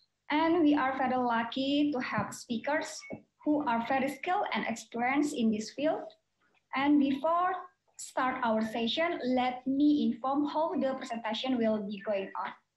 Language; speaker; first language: English; non-native, fluent; Indonesian